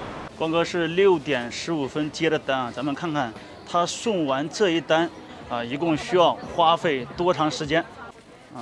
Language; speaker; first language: Chinese; native; Chinese